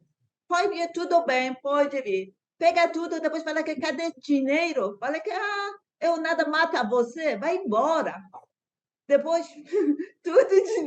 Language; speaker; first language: Portuguese; non-native, learner; Persian